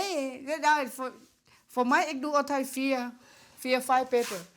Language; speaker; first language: Dutch; non-native, learner; Thai